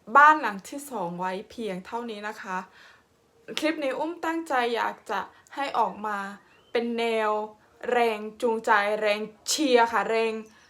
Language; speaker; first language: Thai; non-native, local second language; Khmer